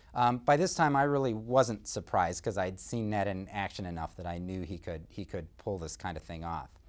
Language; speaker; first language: English; native; English